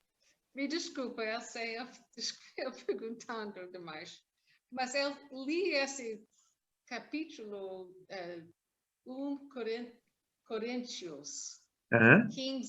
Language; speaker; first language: Portuguese; non-native, learner; English